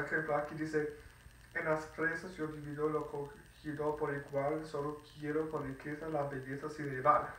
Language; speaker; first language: Spanish; non-native, fluent; English